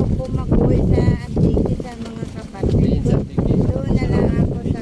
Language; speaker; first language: Filipino; non-native, local second language; Hiligaynon